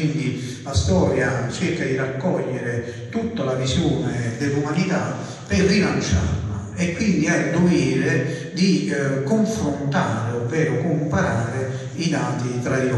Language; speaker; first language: Italian; native; Italian